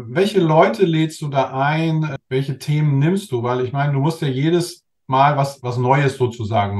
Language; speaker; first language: German; native; German